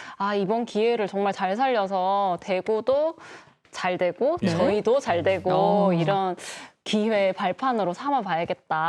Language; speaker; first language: Korean; native; Korean